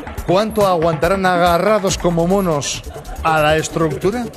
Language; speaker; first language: Spanish; native; Spanish